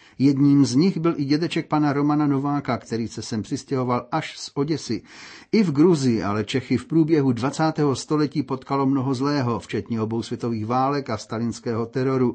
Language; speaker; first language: Czech; native; Czech